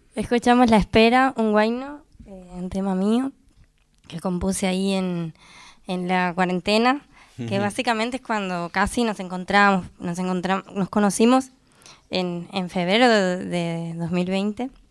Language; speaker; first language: Spanish; native; Spanish